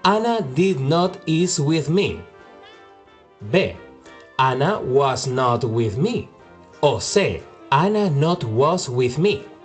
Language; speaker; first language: English; non-native, fluent; Spanish